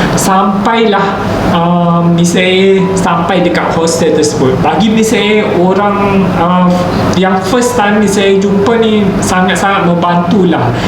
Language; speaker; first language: Malay; native; Malay